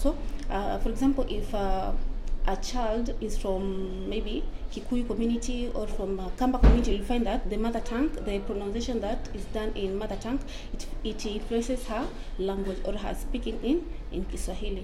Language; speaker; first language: English; non-native, local second language; Swahili